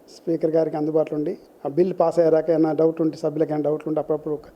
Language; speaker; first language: Telugu; native; Telugu